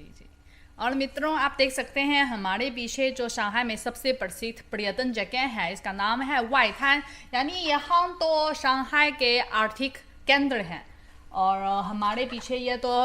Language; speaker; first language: Hindi; non-native, fluent; Chinese